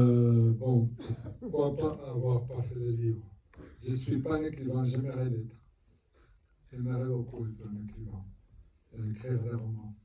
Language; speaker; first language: French; non-native, fluent; Spanish